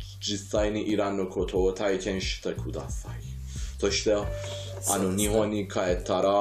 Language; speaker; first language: Japanese; non-native, fluent; Persian